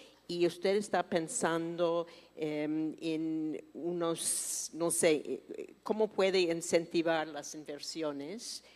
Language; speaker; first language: Spanish; non-native, fluent; English